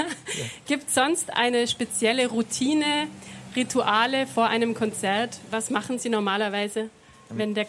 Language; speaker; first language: German; native; German